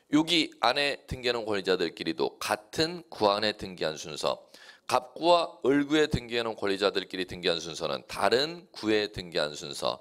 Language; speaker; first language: Korean; native; Korean